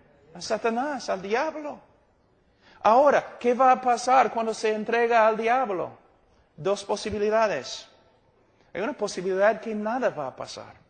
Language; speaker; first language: Spanish; non-native, fluent; English